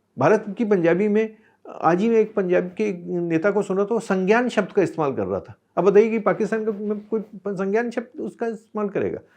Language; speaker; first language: Hindi; native; Hindi